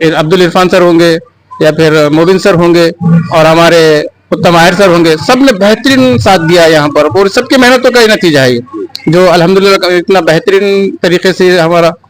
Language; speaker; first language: Hindi; non-native, local second language; Urdu